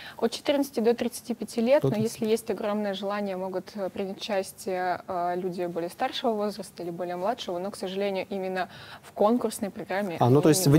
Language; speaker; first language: Russian; native; Russian